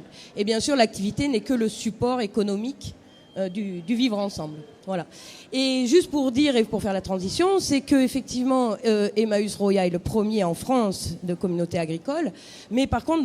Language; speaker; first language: French; native; French